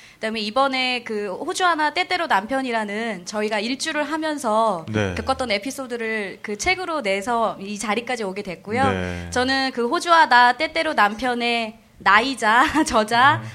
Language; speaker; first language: Korean; native; Korean